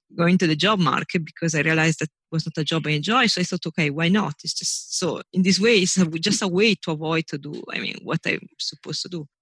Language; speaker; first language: English; non-native, fluent; Italian